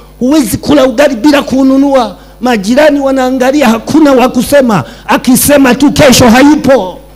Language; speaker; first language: Swahili; non-native, local second language; Sukuma